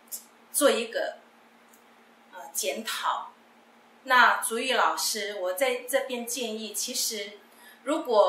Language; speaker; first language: Chinese; non-native, local second language; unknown